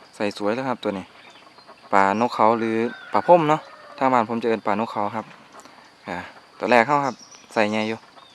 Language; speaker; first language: Thai; native; Thai